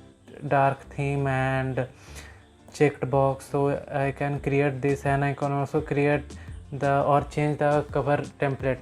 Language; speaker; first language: English; non-native, local second language; Hindi